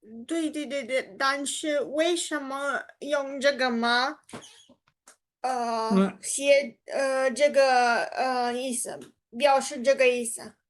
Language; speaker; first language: Chinese; non-native, learner; Romanian